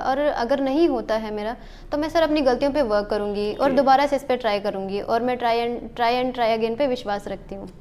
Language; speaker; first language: Hindi; native; Hindi